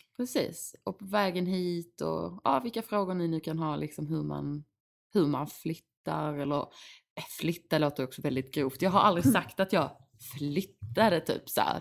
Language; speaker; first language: Swedish; native; Swedish